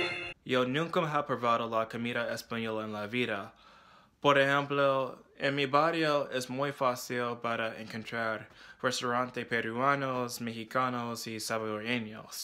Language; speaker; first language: Spanish; non-native, learner; English